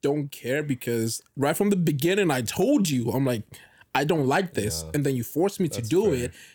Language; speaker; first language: English; non-native, local second language; Yoruba